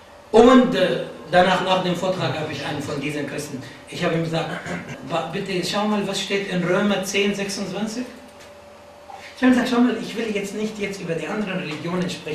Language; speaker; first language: German; non-native, fluent; Arabic